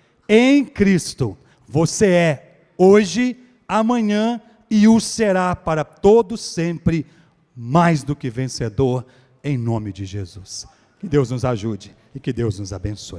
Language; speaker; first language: Portuguese; native; Portuguese